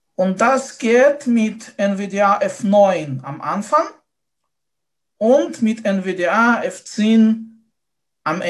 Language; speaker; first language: German; non-native, fluent; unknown